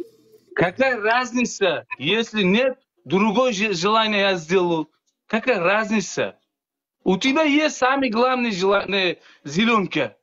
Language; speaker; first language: Russian; non-native, learner; Uzbek